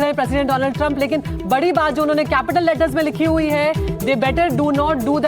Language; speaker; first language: Hindi; native; Hindi